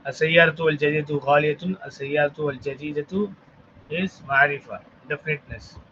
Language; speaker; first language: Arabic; non-native, fluent; Tamil